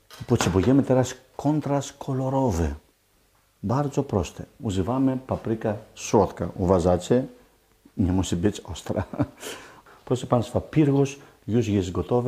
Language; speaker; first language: Polish; non-native, fluent; Greek